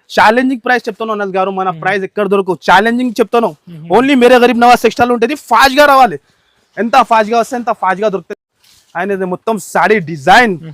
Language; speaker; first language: Telugu; non-native, local second language; Urdu